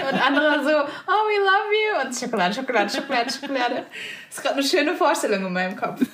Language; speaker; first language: German; early bilingual, other home language; Turkish